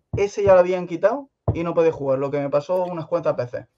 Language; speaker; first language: Spanish; native; Spanish